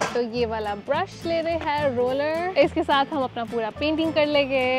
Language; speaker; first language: Hindi; early bilingual, heritage; Hindi